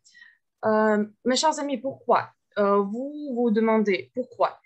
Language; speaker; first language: French; non-native, fluent; Russian